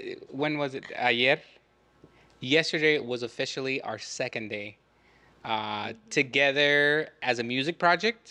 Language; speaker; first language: English; early bilingual, other home language; Spanish